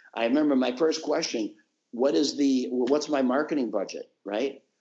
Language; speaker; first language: English; native; English